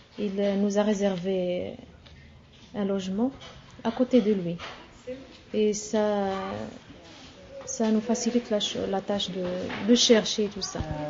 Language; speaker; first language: French; non-native, local second language; Arabic